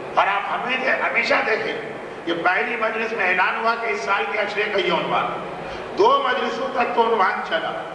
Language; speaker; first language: Urdu; native; Urdu